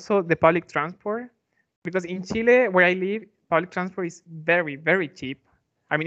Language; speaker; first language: English; non-native, fluent; Spanish